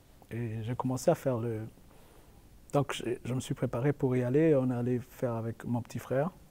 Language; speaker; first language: French; non-native, local second language; Rundi